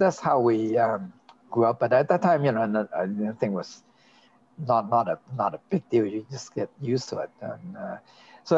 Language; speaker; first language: English; non-native, local second language; Cantonese